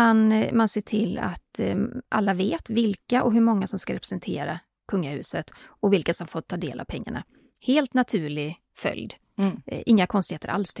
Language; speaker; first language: Swedish; native; Swedish